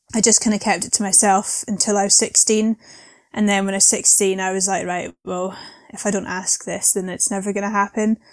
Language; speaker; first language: English; native; English